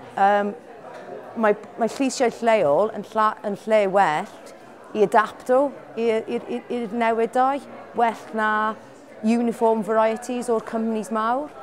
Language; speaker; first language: Welsh; non-native, learner; English